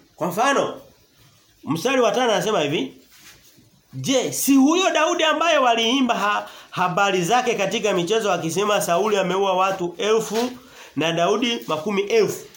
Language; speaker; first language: Swahili; native; Swahili